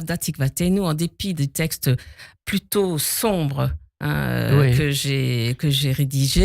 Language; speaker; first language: French; native; French